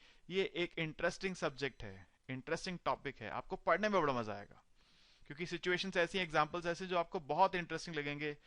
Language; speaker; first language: Hindi; native; Hindi